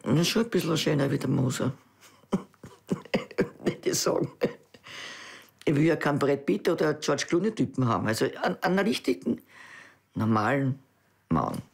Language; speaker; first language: German; native; German